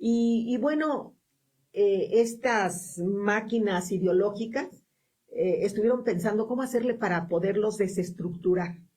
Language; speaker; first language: Spanish; native; Spanish